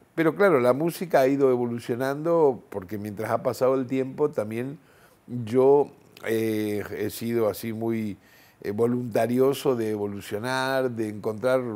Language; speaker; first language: Spanish; native; Spanish